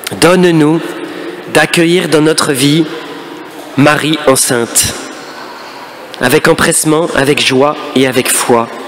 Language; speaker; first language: French; native; French